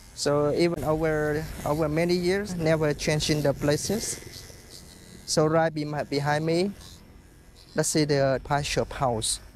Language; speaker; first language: English; non-native, fluent; Vietnamese